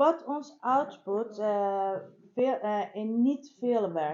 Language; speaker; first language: Dutch; non-native, learner; Persian